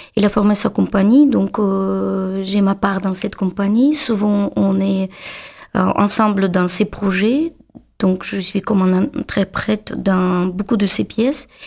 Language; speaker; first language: French; non-native, fluent; Russian